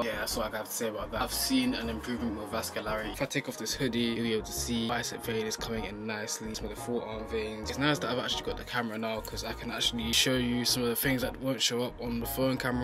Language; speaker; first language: English; native; English